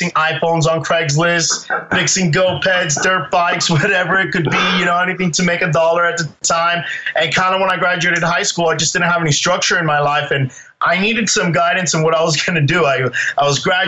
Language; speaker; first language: English; native; English